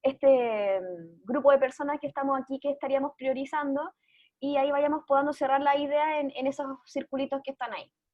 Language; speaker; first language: Spanish; native; Spanish